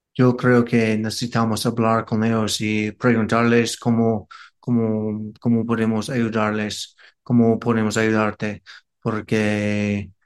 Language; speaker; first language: Spanish; non-native, fluent; English